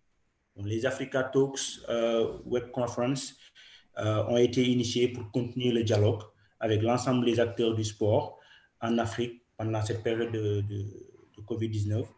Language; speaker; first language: French; non-native, local second language; Wolof